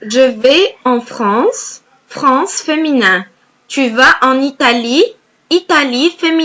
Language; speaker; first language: French; non-native, fluent; Arabic